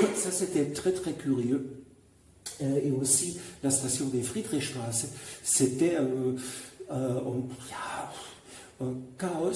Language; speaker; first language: French; non-native, fluent; German